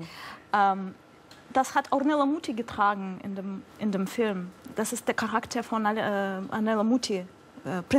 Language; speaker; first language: German; non-native, fluent; Russian